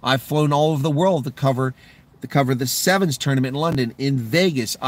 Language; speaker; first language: English; native; English